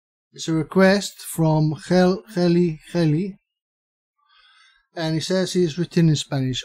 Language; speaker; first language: English; non-native, fluent; Spanish